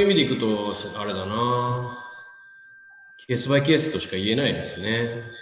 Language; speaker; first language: Japanese; native; Japanese